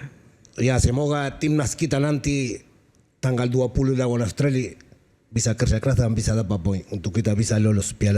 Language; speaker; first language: Indonesian; non-native, fluent; Spanish